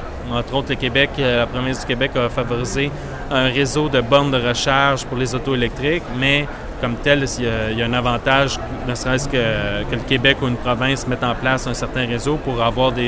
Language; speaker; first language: French; native; French